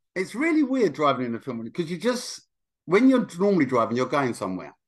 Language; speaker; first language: English; native; English